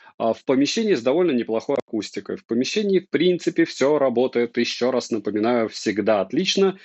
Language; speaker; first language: Russian; native; Russian